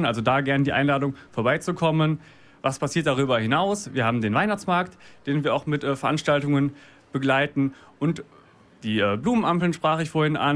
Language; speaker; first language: German; native; German